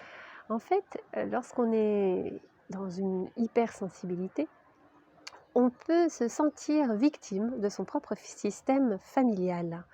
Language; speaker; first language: French; native; French